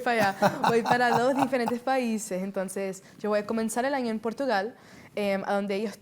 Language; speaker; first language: Spanish; early bilingual, heritage; Spanish